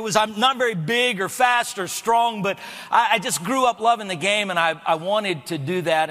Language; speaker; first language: English; native; English